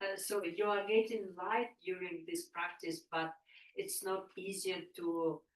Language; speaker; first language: English; non-native, fluent; Russian